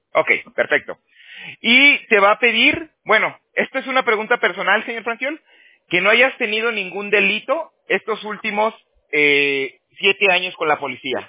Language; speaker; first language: Spanish; native; Spanish